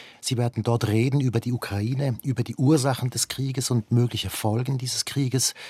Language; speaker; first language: German; native; German